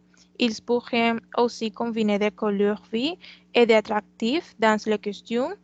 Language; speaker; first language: French; non-native, learner; Spanish